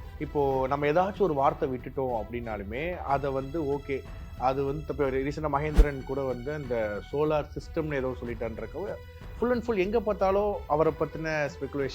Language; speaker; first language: Tamil; native; Tamil